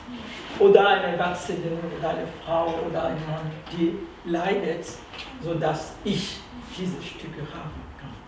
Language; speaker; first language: German; non-native, fluent; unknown